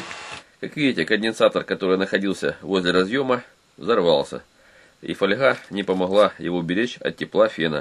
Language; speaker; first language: Russian; native; Russian